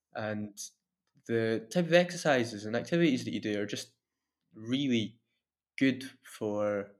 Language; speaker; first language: English; native; English